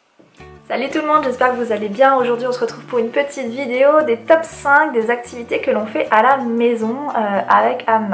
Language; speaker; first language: French; native; French